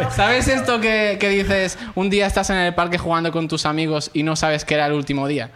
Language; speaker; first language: Spanish; early bilingual, other home language; Arabic